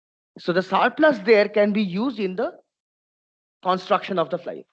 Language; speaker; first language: English; non-native, local second language; Bangla